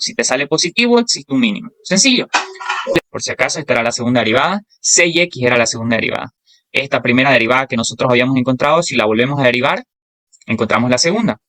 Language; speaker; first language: Spanish; native; Spanish